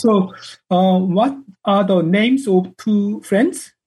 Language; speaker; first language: English; non-native, fluent; Korean